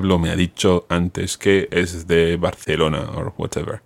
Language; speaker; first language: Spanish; non-native, fluent; English